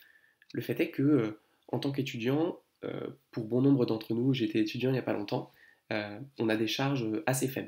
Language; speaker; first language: French; native; French